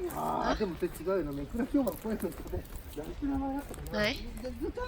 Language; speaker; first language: Japanese; non-native, learner; Thai